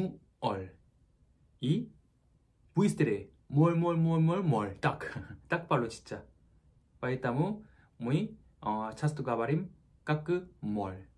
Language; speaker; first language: Russian; non-native, learner; Korean